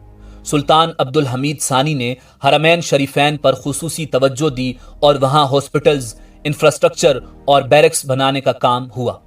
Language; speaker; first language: Urdu; native; Urdu